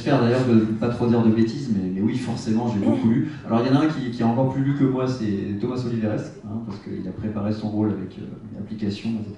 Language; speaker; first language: French; native; French